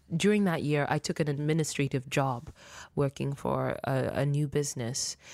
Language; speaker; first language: English; non-native, local second language; Luo (Kenya and Tanzania)